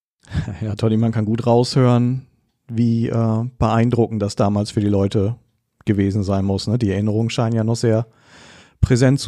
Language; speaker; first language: German; native; German